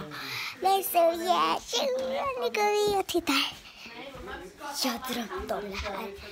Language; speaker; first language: Swedish; early bilingual, other home language; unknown